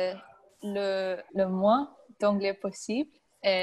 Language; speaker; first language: French; non-native, learner; English